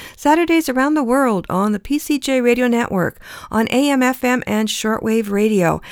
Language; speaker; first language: English; early bilingual, other home language; Ukrainian